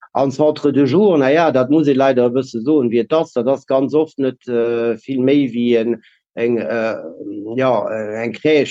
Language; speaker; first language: Luxembourgish; native; Luxembourgish